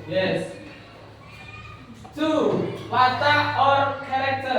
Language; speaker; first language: English; non-native, learner; Indonesian